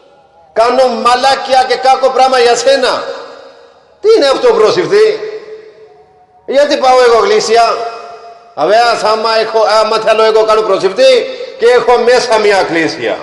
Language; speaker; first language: Greek; non-native, learner; Punjabi